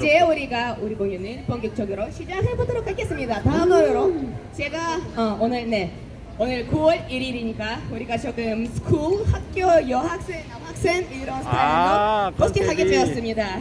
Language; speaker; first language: Korean; non-native, fluent; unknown